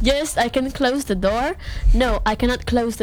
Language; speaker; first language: English; non-native, learner; Indonesian